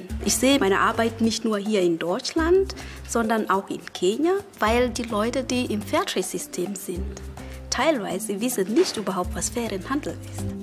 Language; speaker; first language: German; non-native, fluent; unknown